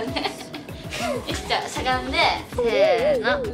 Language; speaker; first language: Japanese; native; Japanese